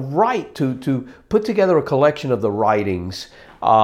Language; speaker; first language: English; native; English